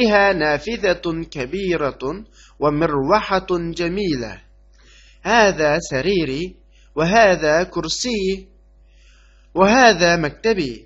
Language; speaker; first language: Arabic; non-native, fluent; Uyghur